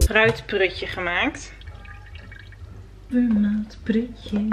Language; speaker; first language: Dutch; native; Dutch